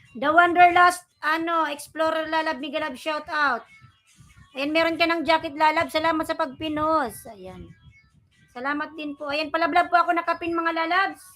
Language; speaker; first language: Filipino; non-native, local second language; Bikol